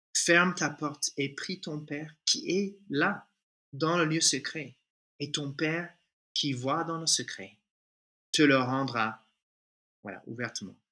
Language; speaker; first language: French; non-native, fluent; English